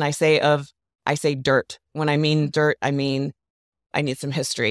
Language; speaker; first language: English; native; English